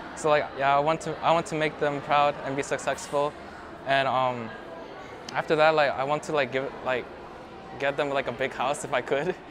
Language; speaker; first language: English; early bilingual, other home language; Kachin